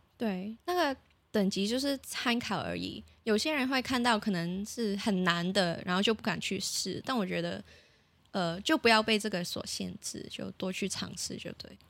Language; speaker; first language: Chinese; non-native, local second language; Cantonese